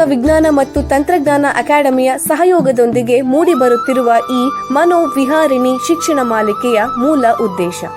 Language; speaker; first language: Kannada; native; Kannada